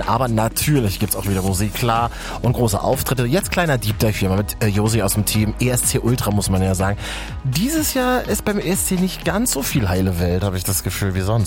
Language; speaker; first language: German; native; German